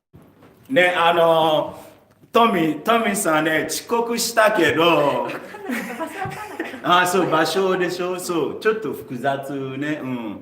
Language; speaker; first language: Japanese; non-native, learner; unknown